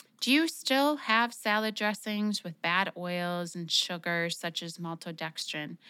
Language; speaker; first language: English; native; English